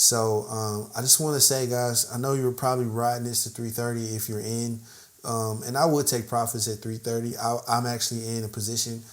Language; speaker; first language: English; native; English